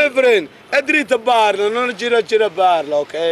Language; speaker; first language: Italian; non-native, learner; Somali